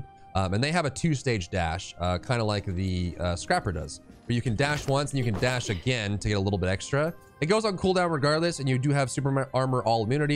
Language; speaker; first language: English; native; English